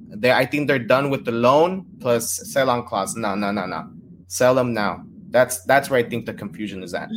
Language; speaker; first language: English; early bilingual, other home language; Spanish